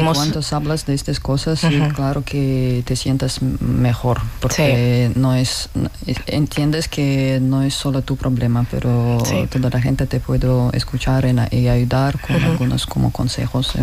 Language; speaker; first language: Spanish; non-native, learner; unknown